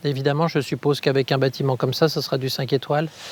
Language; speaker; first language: French; native; French